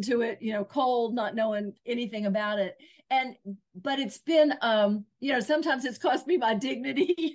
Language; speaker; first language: English; native; English